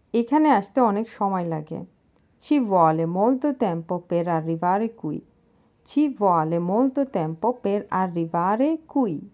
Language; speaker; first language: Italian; non-native, learner; Bangla